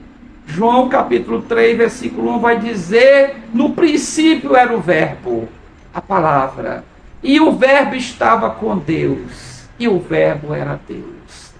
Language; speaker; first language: Portuguese; native; Portuguese